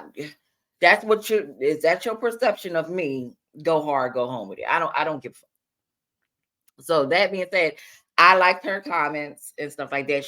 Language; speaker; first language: English; native; English